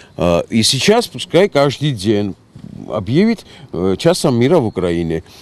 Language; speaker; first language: Russian; non-native, local second language; Georgian